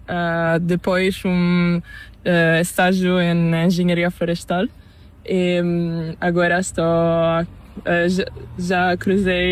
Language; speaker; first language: Spanish; non-native, learner; Portuguese